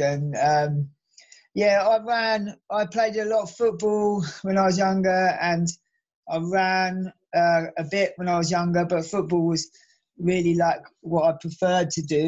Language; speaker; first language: English; native; English